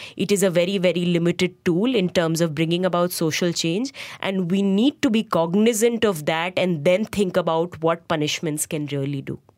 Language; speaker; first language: English; non-native, local second language; Hindi